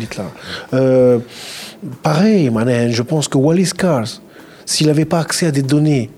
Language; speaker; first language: French; non-native, local second language; Arabic